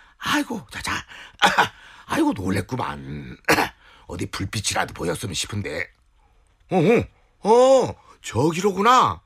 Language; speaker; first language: Korean; native; Korean